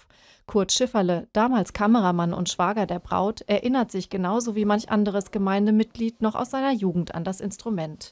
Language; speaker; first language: German; native; German